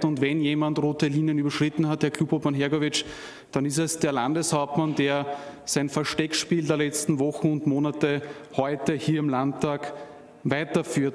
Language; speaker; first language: German; native; German